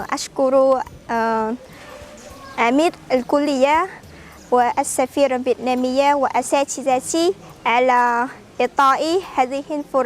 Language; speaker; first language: Arabic; non-native, learner; Vietnamese